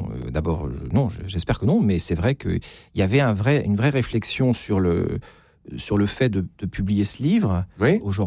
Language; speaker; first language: French; native; French